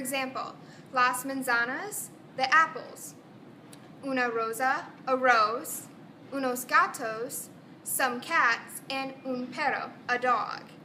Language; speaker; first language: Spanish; non-native, learner; English